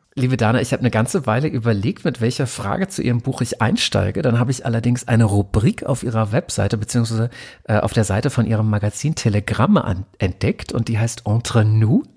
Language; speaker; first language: German; native; German